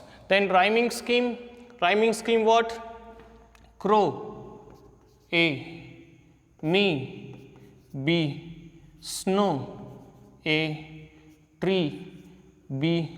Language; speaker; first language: English; non-native, local second language; Hindi